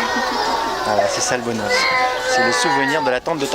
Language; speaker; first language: French; native; French